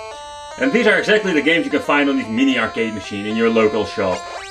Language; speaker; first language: English; non-native, fluent; Dutch